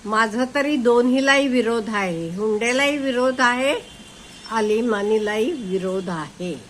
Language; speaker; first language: Marathi; native; Marathi